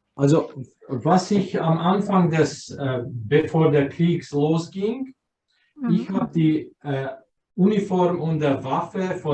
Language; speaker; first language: German; non-native, fluent; Croatian